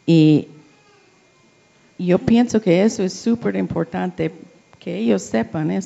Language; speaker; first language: Spanish; non-native, learner; English